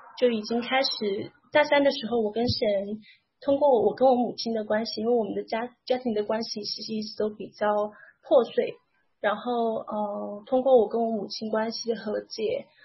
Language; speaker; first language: Chinese; native; Chinese